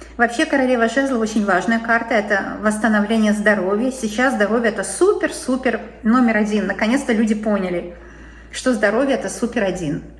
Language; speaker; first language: Russian; native; Russian